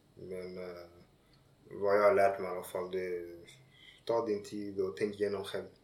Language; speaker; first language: Swedish; early bilingual, other home language; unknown